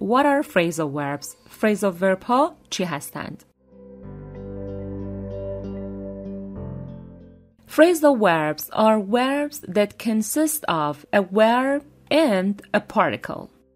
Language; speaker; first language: English; non-native, fluent; Persian